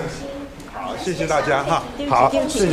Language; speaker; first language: Chinese; native; Chinese